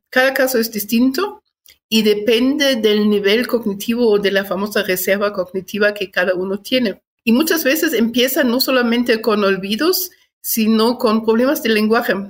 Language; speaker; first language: Spanish; non-native, fluent; German